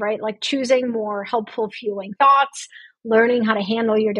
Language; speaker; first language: English; non-native, fluent; Russian